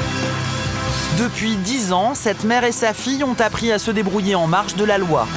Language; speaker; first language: French; native; French